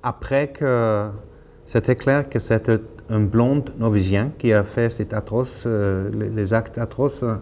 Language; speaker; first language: French; non-native, learner; Norwegian